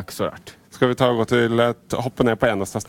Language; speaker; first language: Norwegian; native; Norwegian